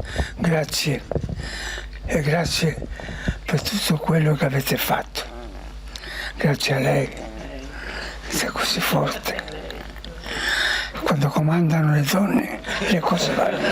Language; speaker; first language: Italian; non-native, fluent; Spanish